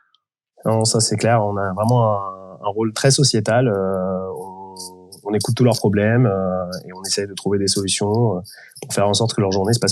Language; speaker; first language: French; native; French